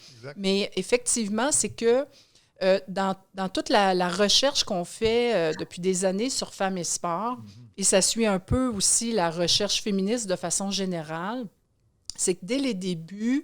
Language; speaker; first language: French; native; French